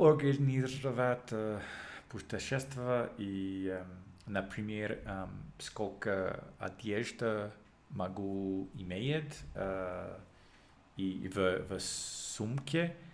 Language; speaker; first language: Russian; non-native, learner; English